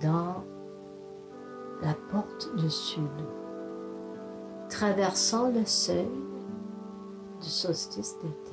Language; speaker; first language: French; non-native, fluent; English